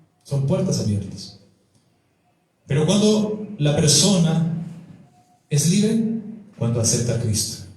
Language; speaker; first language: Spanish; native; Spanish